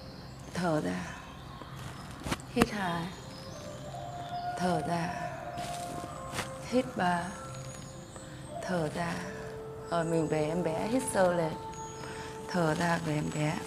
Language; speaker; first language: Vietnamese; native; Vietnamese